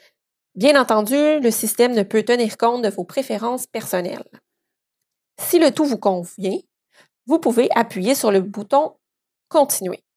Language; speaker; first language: French; native; French